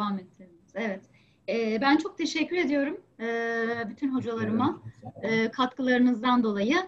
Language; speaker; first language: Turkish; native; Turkish